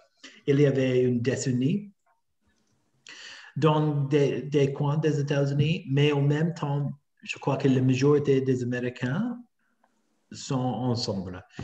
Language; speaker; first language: French; non-native, fluent; English